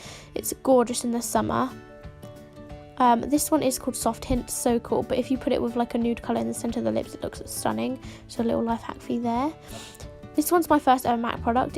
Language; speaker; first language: English; native; English